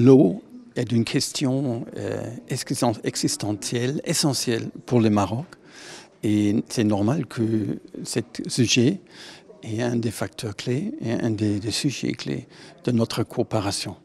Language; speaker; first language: French; non-native, fluent; German